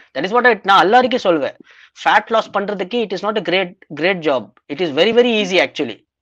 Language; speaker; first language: Tamil; native; Tamil